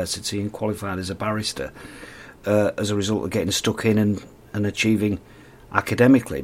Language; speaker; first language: English; native; English